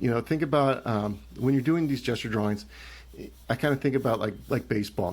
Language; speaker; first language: English; native; English